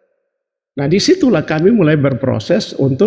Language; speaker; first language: Indonesian; native; Indonesian